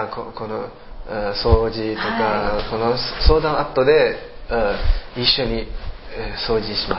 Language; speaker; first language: Japanese; non-native, learner; Chinese